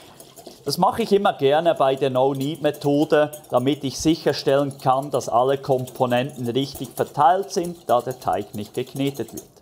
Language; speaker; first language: German; native; German